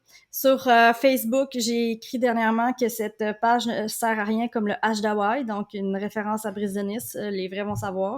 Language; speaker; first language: French; native; French